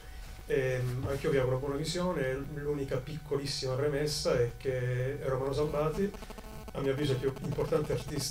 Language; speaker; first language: Italian; native; Italian